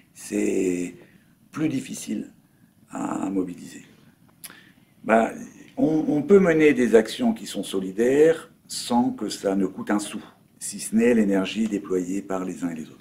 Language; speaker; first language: French; native; French